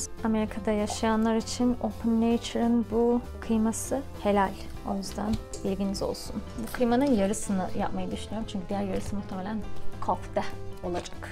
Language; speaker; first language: Turkish; native; Turkish